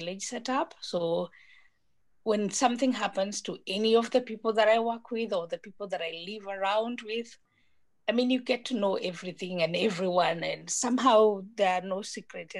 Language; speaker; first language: English; non-native, local second language; Kikuyu